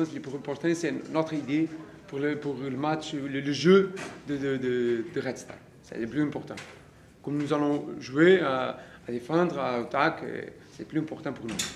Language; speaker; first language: French; non-native, learner; Portuguese